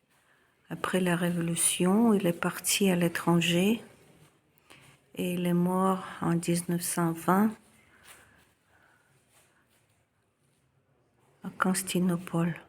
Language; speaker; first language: French; non-native, fluent; Russian